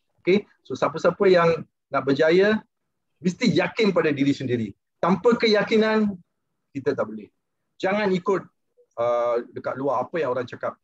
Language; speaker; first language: Malay; non-native, local second language; Tamil